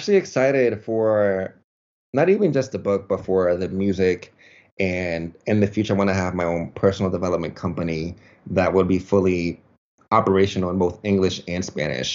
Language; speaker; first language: English; early bilingual, other home language; Spanish